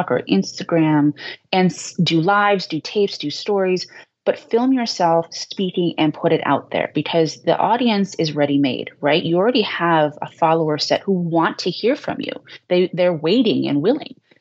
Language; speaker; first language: English; native; English